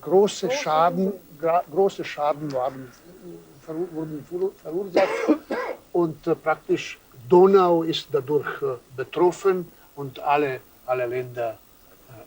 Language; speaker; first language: German; non-native, fluent; Serbian